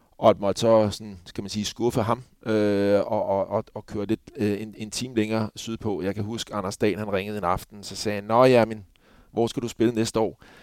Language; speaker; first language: Danish; native; Danish